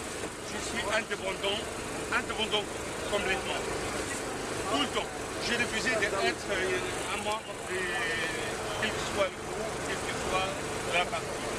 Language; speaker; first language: French; non-native, fluent; Arabic